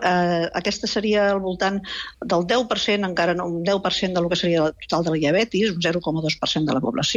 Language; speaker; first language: Catalan; native; Catalan